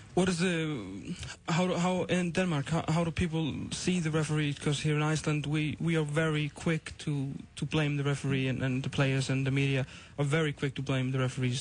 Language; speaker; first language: English; non-native, fluent; Icelandic